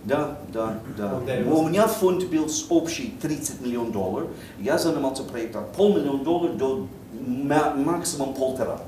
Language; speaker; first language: Russian; non-native, fluent; English